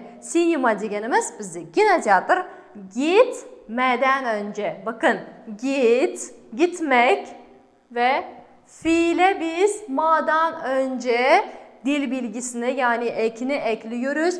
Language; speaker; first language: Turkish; non-native, fluent; Kazakh